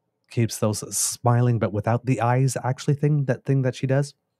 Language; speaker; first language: English; native; English